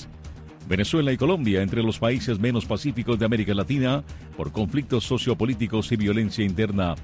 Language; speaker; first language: Spanish; native; Spanish